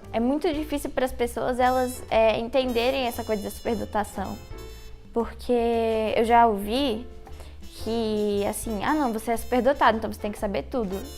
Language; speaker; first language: Portuguese; native; Portuguese